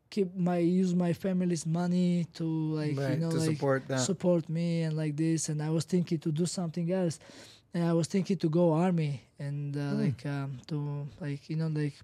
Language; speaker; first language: English; non-native, learner; Georgian